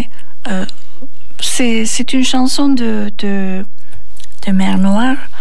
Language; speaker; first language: French; non-native, learner; Turkish